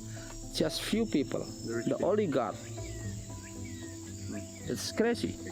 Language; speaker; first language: English; non-native, learner; Indonesian